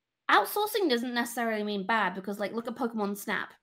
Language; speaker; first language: English; native; English